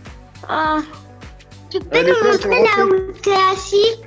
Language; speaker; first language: French; native; French